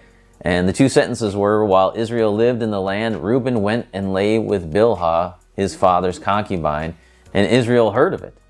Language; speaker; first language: English; native; English